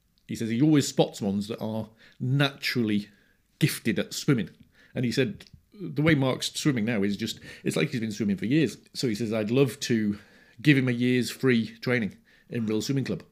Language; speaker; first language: English; native; English